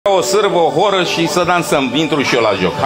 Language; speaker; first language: Romanian; native; Romanian